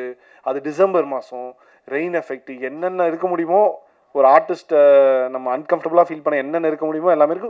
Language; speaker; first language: Tamil; native; Tamil